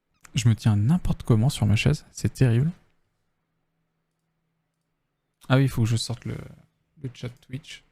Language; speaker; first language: French; native; French